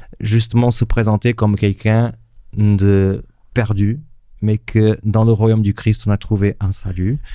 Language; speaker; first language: French; non-native, fluent; Portuguese